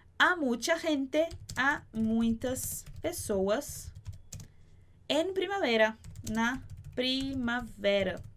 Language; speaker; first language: Portuguese; native; Portuguese